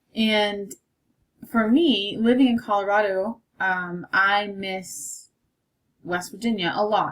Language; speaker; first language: English; native; English